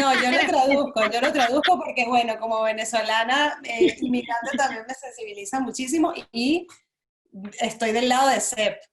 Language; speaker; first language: Spanish; native; Spanish